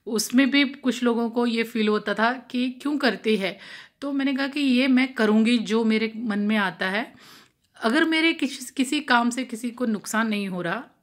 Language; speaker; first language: Hindi; non-native, local second language; Punjabi